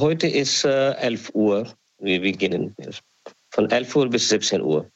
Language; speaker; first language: German; non-native, learner; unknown